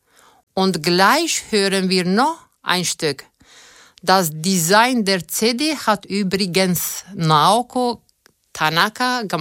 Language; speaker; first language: German; native; German